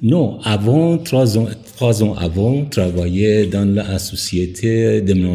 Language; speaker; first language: French; non-native, learner; Persian